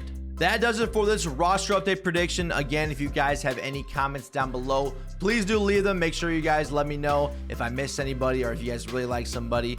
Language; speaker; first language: English; native; English